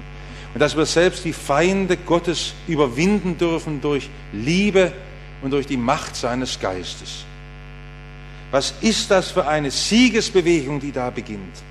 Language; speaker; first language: German; native; German